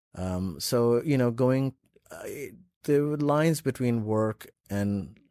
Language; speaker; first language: English; non-native, local second language; Urdu